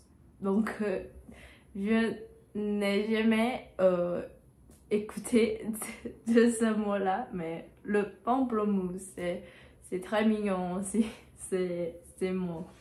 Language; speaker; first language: French; non-native, learner; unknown